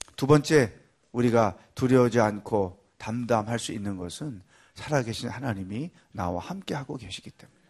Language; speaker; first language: Korean; native; Korean